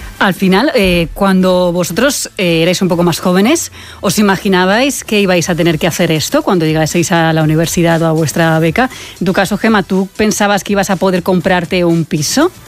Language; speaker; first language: Spanish; native; Spanish